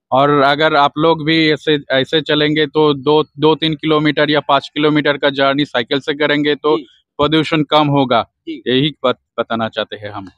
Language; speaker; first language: Hindi; non-native, local second language; Bangla